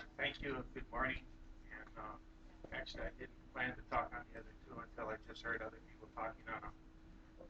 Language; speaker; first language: English; native; English